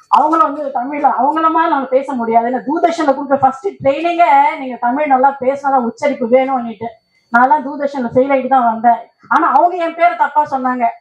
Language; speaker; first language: Tamil; non-native, local second language; Telugu